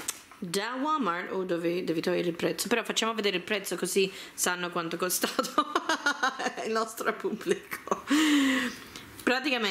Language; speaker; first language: Italian; early bilingual, heritage; Italian